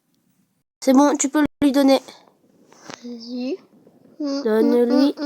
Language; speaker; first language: French; native; French